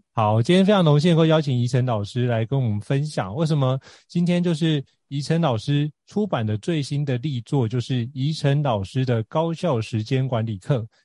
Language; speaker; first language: Chinese; native; Chinese